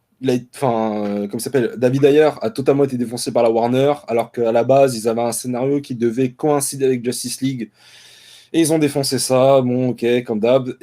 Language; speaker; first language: French; native; French